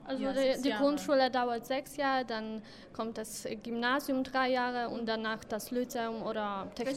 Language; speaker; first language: German; non-native, fluent; Polish